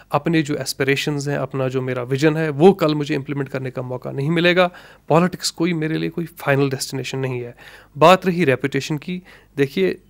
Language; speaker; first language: Urdu; non-native, local second language; Kashmiri